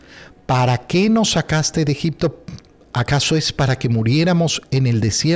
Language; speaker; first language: Spanish; native; Spanish